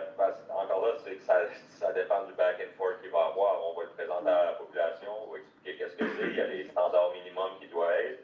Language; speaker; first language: French; native; French